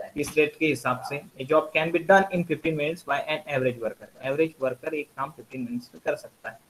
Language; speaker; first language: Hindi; non-native, local second language; Marathi